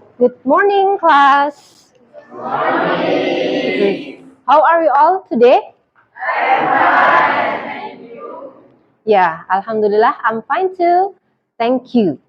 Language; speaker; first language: English; non-native, fluent; Indonesian